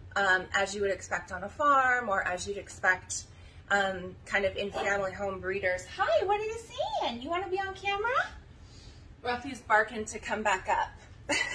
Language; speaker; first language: English; native; English